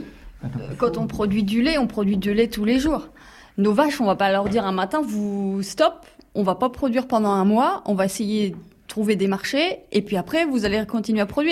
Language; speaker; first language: French; native; French